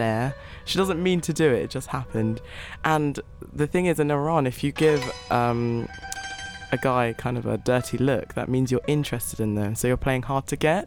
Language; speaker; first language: English; native; English